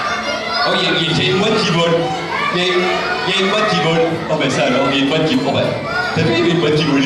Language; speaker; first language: French; native; French